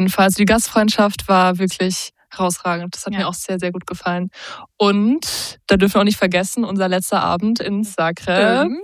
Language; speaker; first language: German; native; German